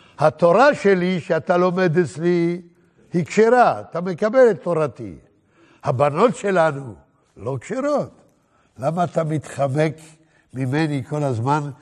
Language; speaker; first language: Hebrew; native; Hebrew